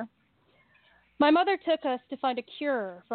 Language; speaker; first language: English; native; English